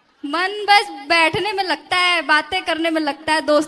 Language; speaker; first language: Hindi; native; Hindi